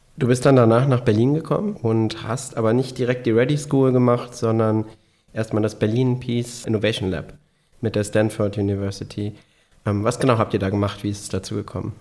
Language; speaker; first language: German; native; German